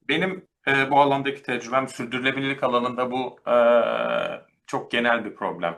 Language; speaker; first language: Turkish; native; Turkish